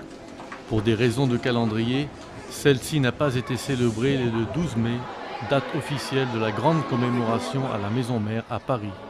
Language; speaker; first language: French; native; French